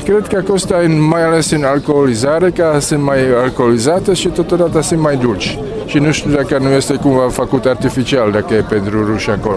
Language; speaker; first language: Romanian; non-native, fluent; Czech